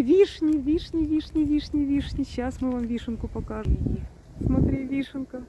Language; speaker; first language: Russian; native; Russian